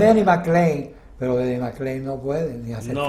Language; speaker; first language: Spanish; native; Spanish